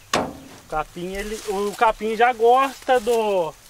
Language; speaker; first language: Portuguese; native; Portuguese